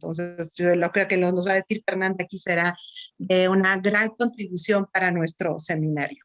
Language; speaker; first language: Spanish; native; Spanish